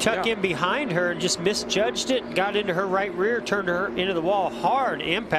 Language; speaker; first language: English; native; English